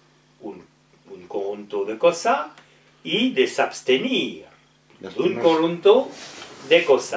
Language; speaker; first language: Spanish; non-native, learner; French